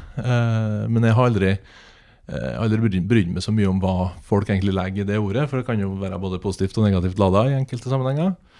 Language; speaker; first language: Norwegian; native; Norwegian